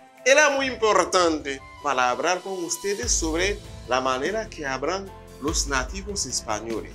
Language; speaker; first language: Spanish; non-native, fluent; Haitian Creole